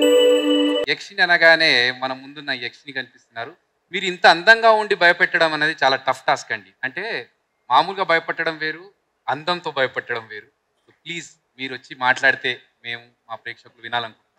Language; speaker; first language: Telugu; native; Telugu